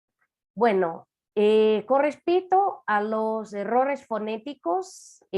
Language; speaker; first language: Spanish; non-native, fluent; Portuguese